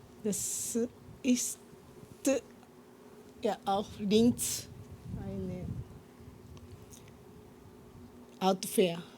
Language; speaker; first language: German; non-native, learner; Japanese